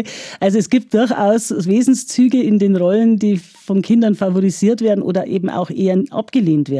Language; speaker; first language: German; native; German